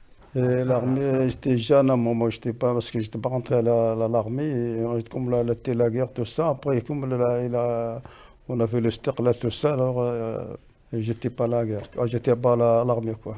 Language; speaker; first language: French; non-native, learner; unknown